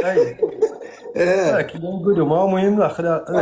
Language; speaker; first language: Arabic; native; Arabic